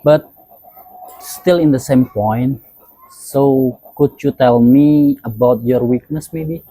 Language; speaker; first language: English; non-native, learner; Indonesian